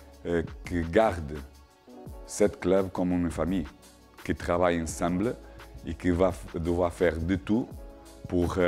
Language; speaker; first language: French; non-native, learner; Portuguese